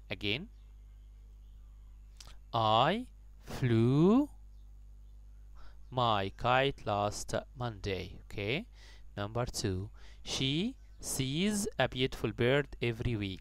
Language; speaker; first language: English; non-native, fluent; Arabic